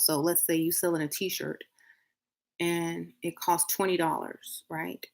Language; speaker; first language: English; native; English